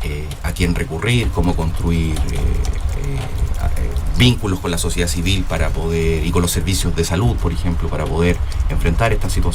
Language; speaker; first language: Spanish; native; Spanish